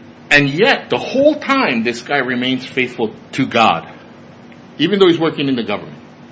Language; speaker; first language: English; native; English